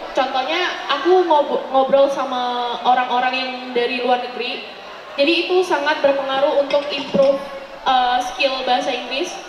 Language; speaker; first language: Indonesian; native; Indonesian